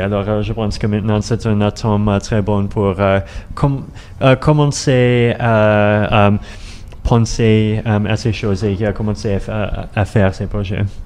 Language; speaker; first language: French; non-native, learner; Russian